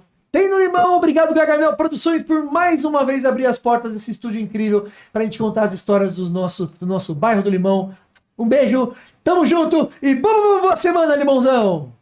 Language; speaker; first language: Portuguese; native; Portuguese